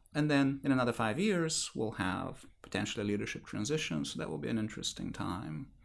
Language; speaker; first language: English; non-native, fluent; Bulgarian